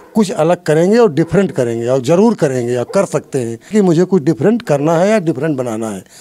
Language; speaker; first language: Hindi; native; Hindi